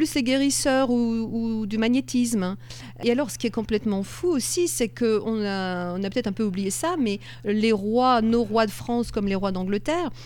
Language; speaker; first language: French; native; French